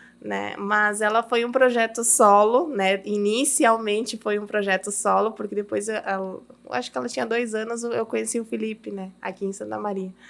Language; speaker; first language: Portuguese; early bilingual, heritage; Portuguese